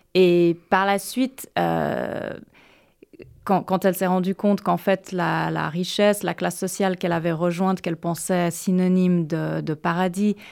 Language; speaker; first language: French; native; French